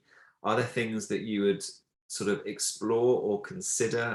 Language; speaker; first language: English; native; English